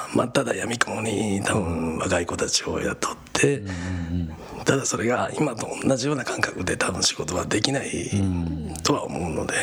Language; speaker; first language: Japanese; native; Japanese